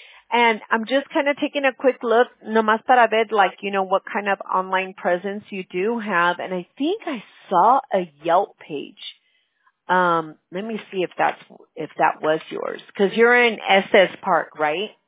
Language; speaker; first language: English; early bilingual, other home language; Spanish